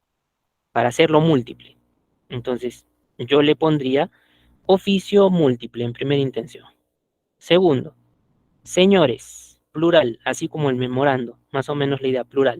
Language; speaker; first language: Spanish; native; Spanish